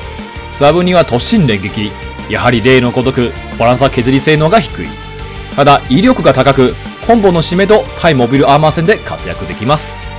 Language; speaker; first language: Japanese; non-native, fluent; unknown